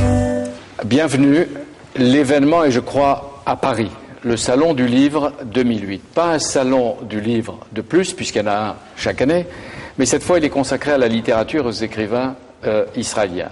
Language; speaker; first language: French; native; French